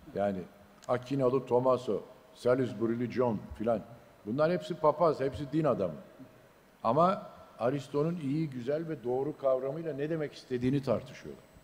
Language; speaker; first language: Turkish; native; Turkish